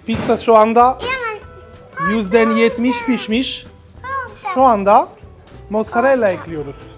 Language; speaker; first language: Turkish; non-native, learner; Italian